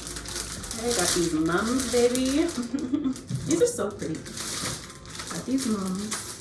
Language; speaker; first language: English; native; English